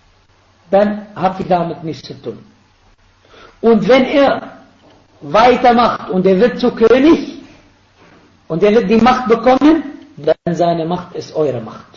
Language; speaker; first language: German; non-native, fluent; Arabic